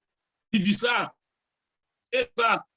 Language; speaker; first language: French; non-native, local second language; Haitian Creole